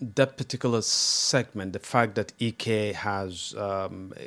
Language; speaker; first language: English; non-native, local second language; Igbo